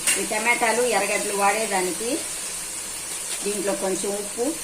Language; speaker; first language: Telugu; native; Telugu